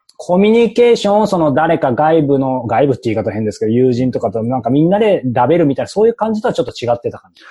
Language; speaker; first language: Japanese; native; Japanese